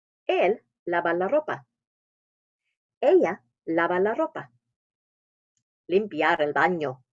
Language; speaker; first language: Spanish; non-native, fluent; English